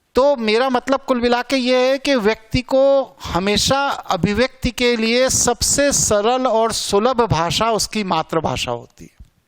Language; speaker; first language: Hindi; native; Hindi